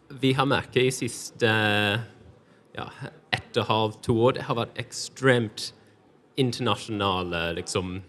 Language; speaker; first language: Norwegian; non-native, fluent; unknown